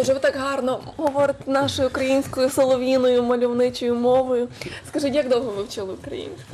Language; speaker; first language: Ukrainian; native; Ukrainian